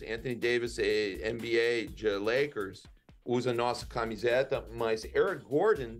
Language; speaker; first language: Portuguese; non-native, learner; English